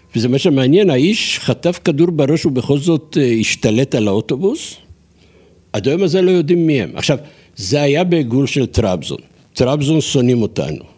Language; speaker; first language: Hebrew; non-native, fluent; Turkish